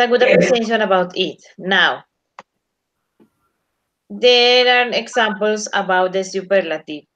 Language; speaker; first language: English; non-native, learner; Spanish